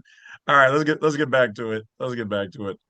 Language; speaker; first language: English; native; English